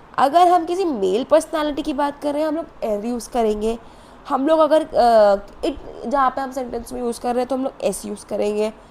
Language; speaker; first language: Hindi; native; Hindi